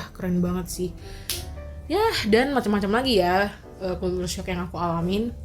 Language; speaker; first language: Indonesian; native; Indonesian